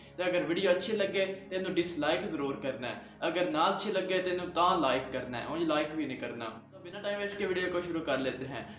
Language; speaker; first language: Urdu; non-native, local second language; Punjabi